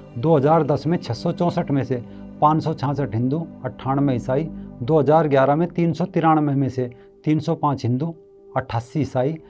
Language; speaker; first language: Hindi; native; Hindi